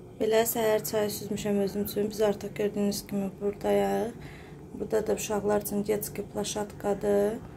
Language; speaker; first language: Azerbaijani; early bilingual, heritage; Azerbaijani